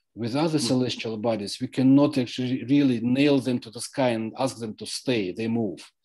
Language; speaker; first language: English; non-native, fluent; Russian